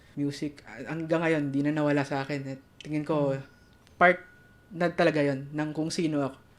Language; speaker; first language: Filipino; non-native, local second language; Hiligaynon